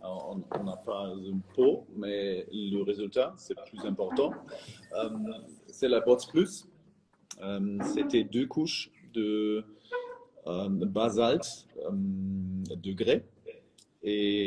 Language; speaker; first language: French; non-native, fluent; German